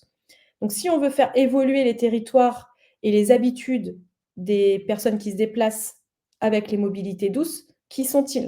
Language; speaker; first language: French; native; French